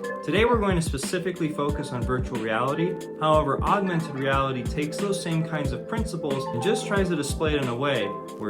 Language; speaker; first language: English; native; English